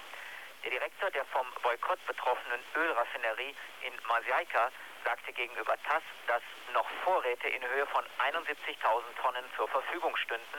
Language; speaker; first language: German; native; German